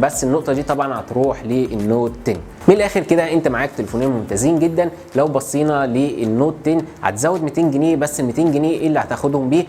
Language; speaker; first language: Arabic; native; Arabic